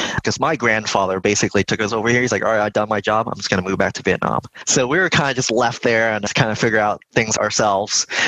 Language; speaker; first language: English; early bilingual, other home language; Vietnamese